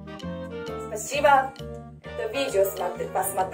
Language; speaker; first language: Russian; non-native, learner; Korean